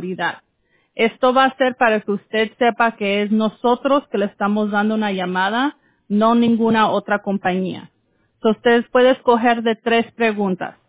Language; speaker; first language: Spanish; early bilingual, heritage; Spanish